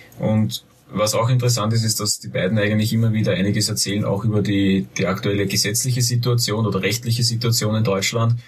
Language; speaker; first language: German; native; German